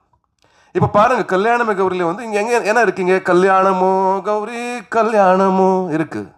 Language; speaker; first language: Tamil; non-native, learner; Kannada